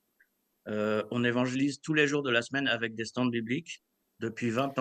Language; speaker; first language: French; early bilingual, other home language; Kabyle